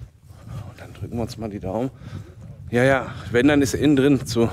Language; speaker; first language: German; native; German